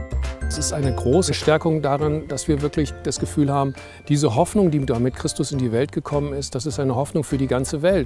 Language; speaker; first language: German; native; German